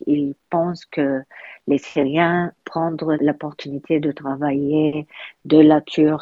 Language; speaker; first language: French; non-native, learner; Arabic